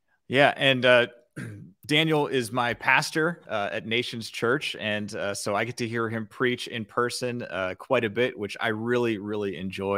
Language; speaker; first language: English; native; English